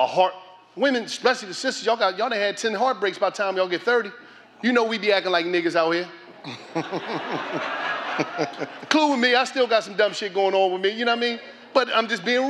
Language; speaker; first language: English; native; English